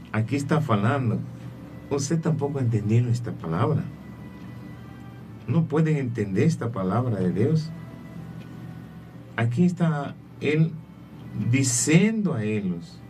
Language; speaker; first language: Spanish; non-native, learner; Portuguese